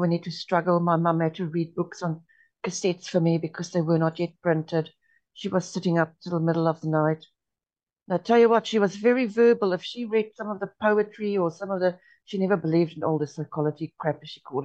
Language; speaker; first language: English; non-native, local second language; Afrikaans